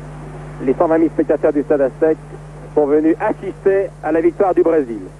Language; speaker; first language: French; native; French